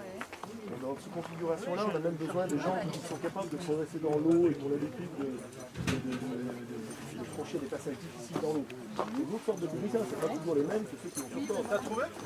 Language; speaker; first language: French; native; French